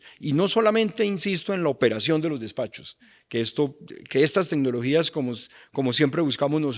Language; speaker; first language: Spanish; native; Spanish